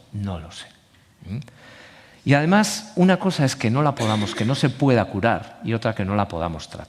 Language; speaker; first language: Spanish; native; Spanish